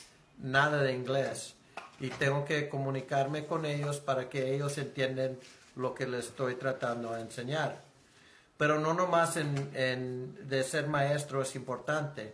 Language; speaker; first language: Spanish; early bilingual, heritage; Spanish